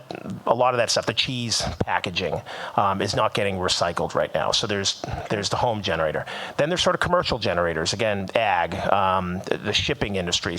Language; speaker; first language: English; native; English